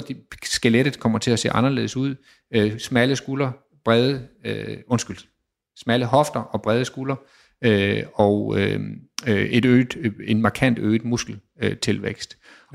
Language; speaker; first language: Danish; native; Danish